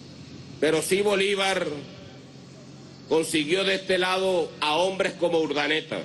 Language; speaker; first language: Spanish; native; Spanish